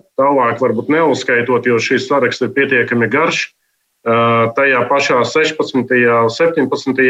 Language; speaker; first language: Latvian; non-native, local second language; Russian